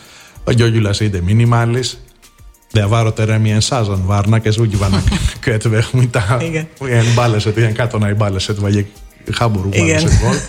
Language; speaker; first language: Hungarian; non-native, fluent; Greek